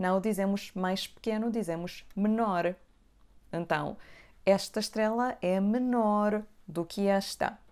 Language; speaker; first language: Portuguese; non-native, fluent; Serbian